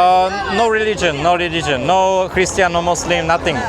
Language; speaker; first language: English; non-native, learner; Slovak